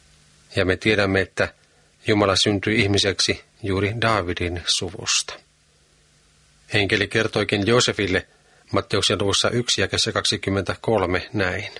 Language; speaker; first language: Finnish; native; Finnish